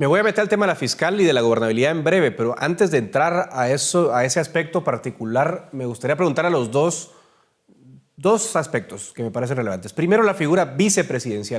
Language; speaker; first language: Spanish; native; Spanish